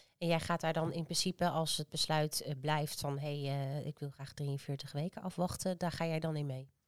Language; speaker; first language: Dutch; native; Dutch